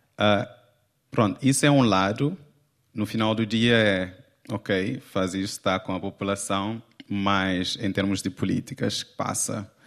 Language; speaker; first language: Portuguese; non-native, local second language; Kabuverdianu